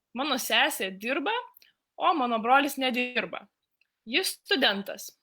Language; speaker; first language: Lithuanian; non-native, learner; Spanish